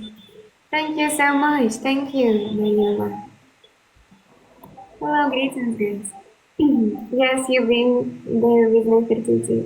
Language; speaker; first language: English; non-native, learner; Russian